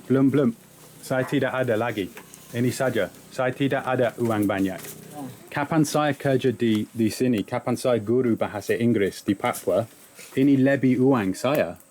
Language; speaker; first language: Indonesian; non-native, learner; English